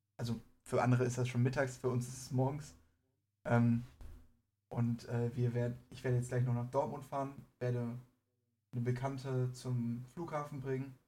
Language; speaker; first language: German; early bilingual, other home language; Persian